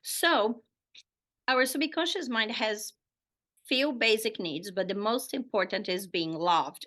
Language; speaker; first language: English; non-native, fluent; Portuguese